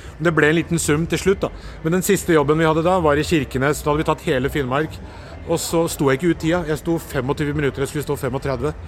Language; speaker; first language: Norwegian; early bilingual, other home language; Urdu